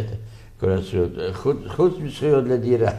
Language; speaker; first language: Hebrew; non-native, fluent; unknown